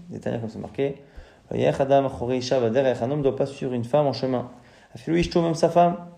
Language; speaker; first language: French; native; French